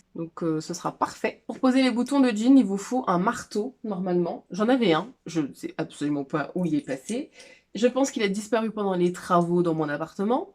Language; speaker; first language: French; native; French